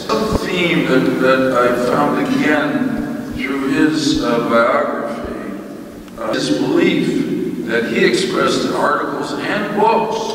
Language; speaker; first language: English; native; English